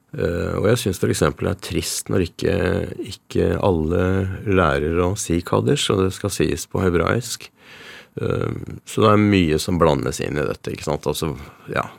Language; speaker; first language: Norwegian; early bilingual, other home language; Yiddish